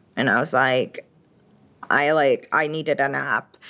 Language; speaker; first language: English; early bilingual, other home language; French